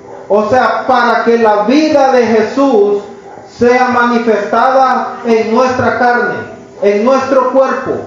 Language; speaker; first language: Spanish; native; Spanish